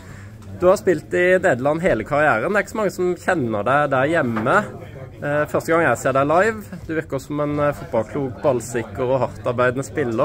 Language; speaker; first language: Norwegian; native; Norwegian